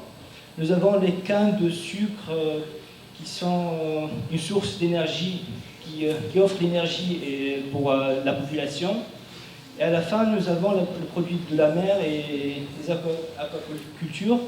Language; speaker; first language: French; non-native, fluent; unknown